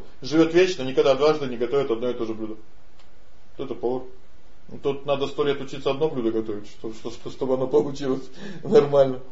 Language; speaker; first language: Russian; native; Russian